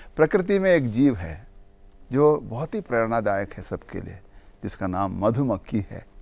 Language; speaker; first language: Hindi; non-native, local second language; Malayalam